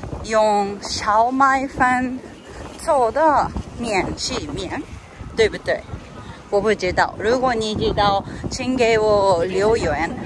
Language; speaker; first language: Chinese; non-native, learner; Japanese